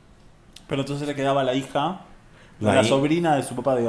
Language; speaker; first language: Spanish; native; Spanish